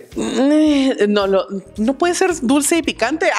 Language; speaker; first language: Spanish; early bilingual, heritage; Spanish